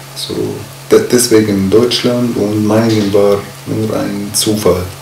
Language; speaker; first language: German; non-native, fluent; Arabic